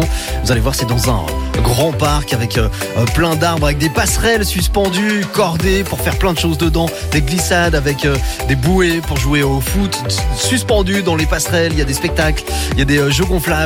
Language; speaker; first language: French; native; French